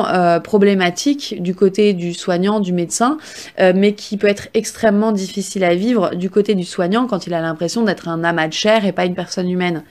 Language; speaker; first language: French; native; French